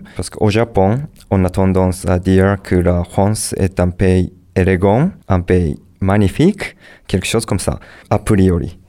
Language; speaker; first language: French; non-native, fluent; Japanese